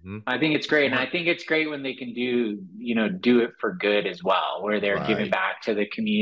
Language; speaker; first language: English; native; English